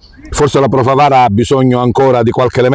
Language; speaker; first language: Italian; native; Italian